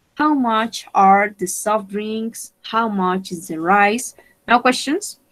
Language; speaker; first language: English; non-native, fluent; Spanish